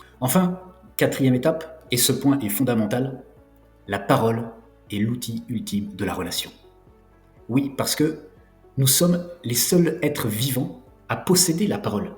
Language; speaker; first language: French; native; French